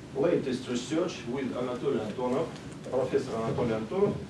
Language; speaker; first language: English; non-native, learner; Russian